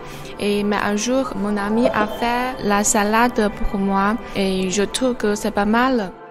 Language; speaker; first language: French; non-native, learner; Chinese